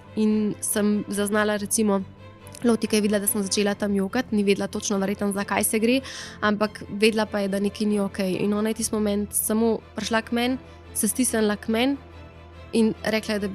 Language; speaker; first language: Slovenian; native; Slovenian